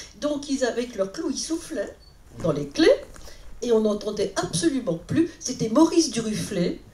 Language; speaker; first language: French; native; French